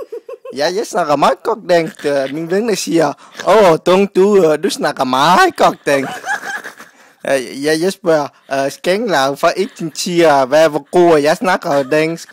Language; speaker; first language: Danish; non-native, learner; Vietnamese